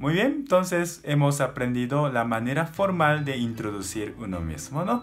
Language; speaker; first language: Spanish; non-native, learner; Japanese